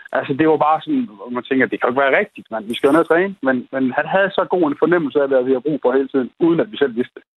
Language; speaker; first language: Danish; native; Danish